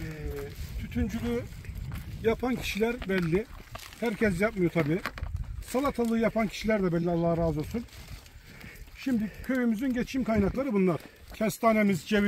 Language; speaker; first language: Turkish; native; Turkish